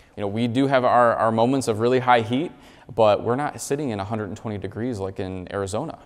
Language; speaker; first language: English; native; English